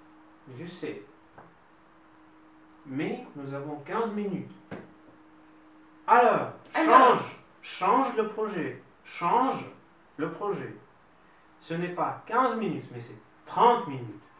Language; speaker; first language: French; non-native, fluent; Russian